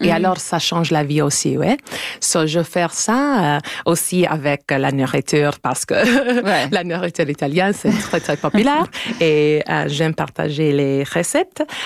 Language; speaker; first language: French; non-native, local second language; English